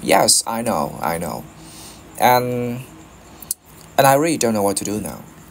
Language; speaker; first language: English; non-native, learner; Vietnamese